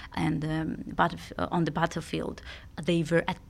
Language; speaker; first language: English; non-native, fluent; Georgian